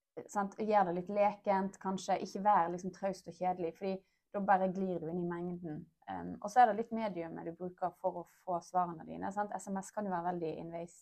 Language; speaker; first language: Norwegian; native; Norwegian